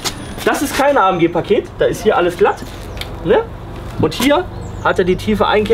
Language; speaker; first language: German; native; German